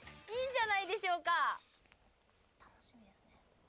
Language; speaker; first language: Japanese; native; Japanese